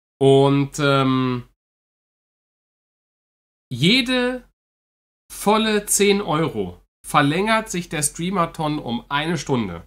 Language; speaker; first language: German; native; German